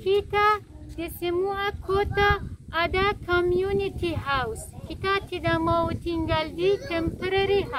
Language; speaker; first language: Indonesian; non-native, learner; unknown